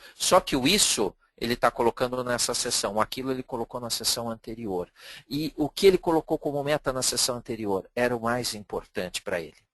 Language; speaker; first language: Portuguese; native; Portuguese